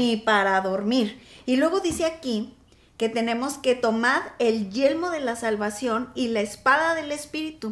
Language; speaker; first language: Spanish; native; Spanish